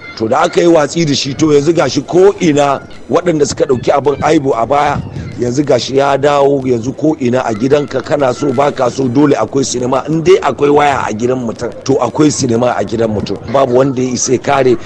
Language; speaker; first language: Hausa; native; Hausa